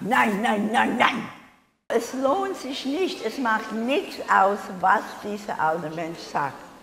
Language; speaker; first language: German; non-native, learner; English